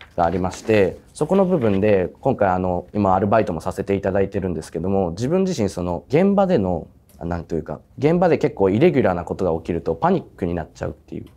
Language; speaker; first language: Japanese; native; Japanese